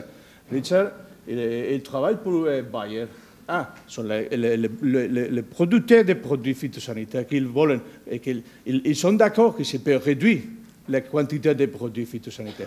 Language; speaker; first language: French; non-native, learner; Spanish